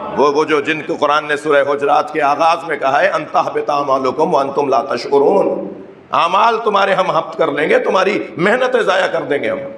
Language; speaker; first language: Urdu; native; Urdu